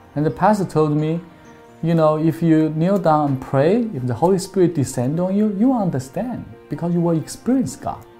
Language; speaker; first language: English; non-native, fluent; Chinese